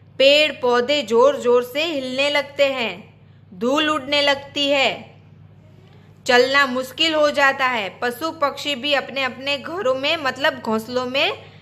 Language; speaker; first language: Hindi; non-native, local second language; Gujarati